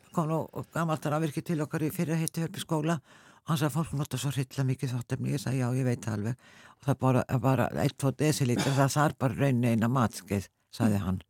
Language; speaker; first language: Icelandic; native; Icelandic